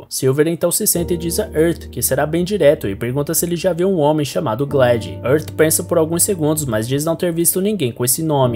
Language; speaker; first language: Portuguese; native; Portuguese